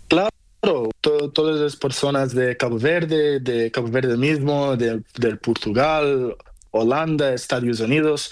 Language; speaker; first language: Spanish; non-native, learner; Portuguese